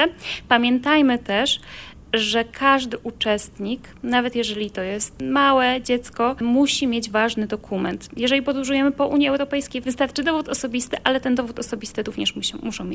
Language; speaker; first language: Polish; native; Polish